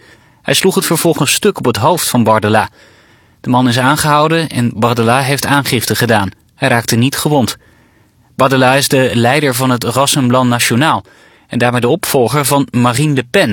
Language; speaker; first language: Dutch; native; Dutch